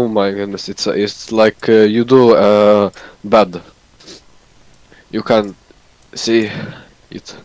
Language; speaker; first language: English; non-native, learner; Russian